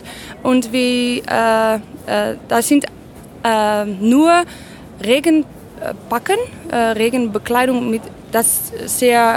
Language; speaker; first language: German; non-native, learner; Dutch